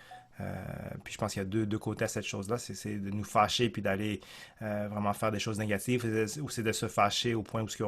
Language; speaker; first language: French; native; French